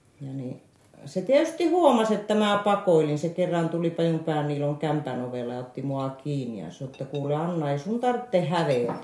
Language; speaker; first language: Finnish; native; Finnish